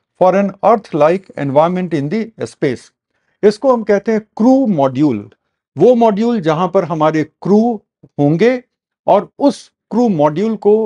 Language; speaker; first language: Hindi; native; Hindi